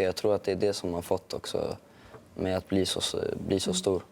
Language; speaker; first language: Swedish; early bilingual, other home language; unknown